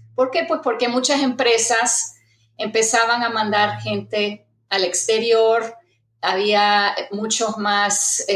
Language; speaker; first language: Spanish; early bilingual, heritage; Spanish